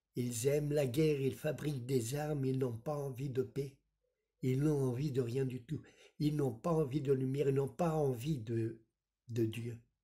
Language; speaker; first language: French; non-native, fluent; Spanish